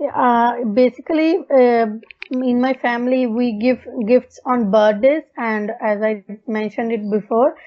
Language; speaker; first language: English; non-native, local second language; Punjabi